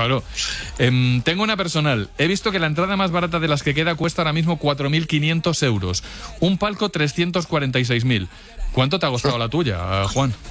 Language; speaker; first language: Spanish; native; Spanish